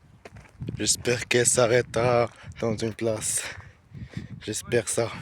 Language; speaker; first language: French; non-native, learner; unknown